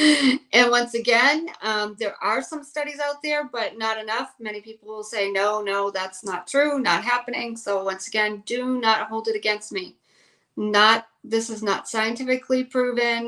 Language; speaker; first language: English; native; English